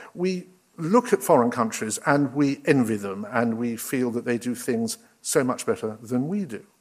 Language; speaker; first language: English; native; English